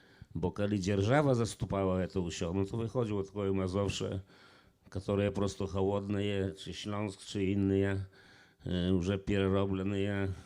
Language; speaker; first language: Polish; non-native, local second language; Belarusian